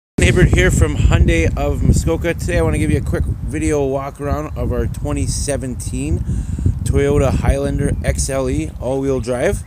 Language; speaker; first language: English; native; English